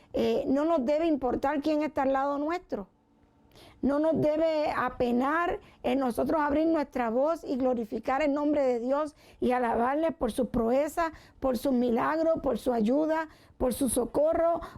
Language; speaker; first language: Spanish; native; Spanish